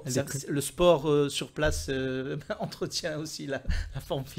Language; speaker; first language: French; native; French